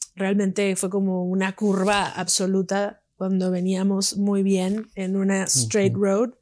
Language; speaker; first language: Spanish; native; Spanish